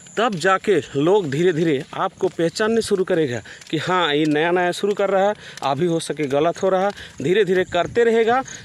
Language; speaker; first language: Hindi; non-native, local second language; Bangla